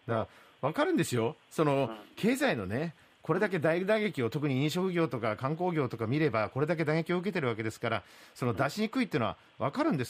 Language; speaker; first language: Japanese; native; Japanese